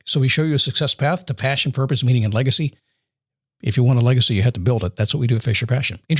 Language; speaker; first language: English; native; English